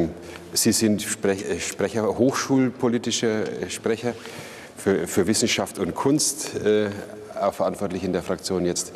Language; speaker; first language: German; native; German